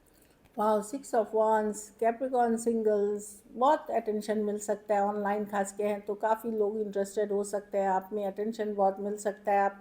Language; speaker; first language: Hindi; native; Hindi